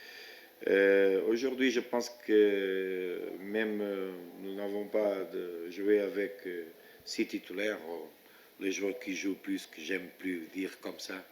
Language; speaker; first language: French; non-native, fluent; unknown